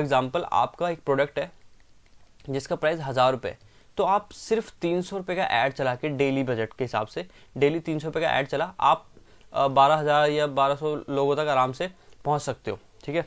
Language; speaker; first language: Hindi; native; Hindi